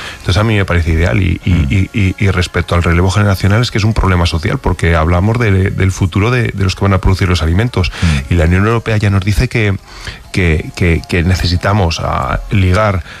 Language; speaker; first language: Spanish; native; Spanish